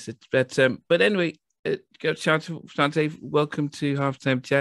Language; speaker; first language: English; native; English